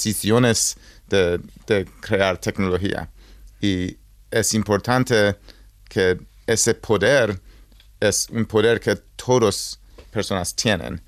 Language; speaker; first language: Spanish; non-native, learner; English